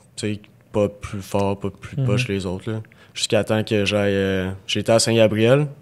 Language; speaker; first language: French; native; French